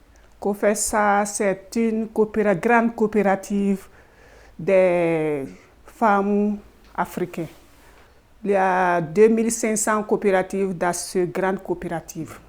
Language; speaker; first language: French; non-native, learner; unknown